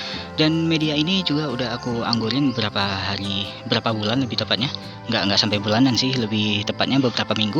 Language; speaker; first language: Indonesian; native; Indonesian